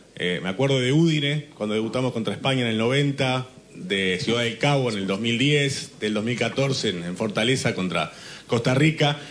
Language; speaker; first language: Spanish; native; Spanish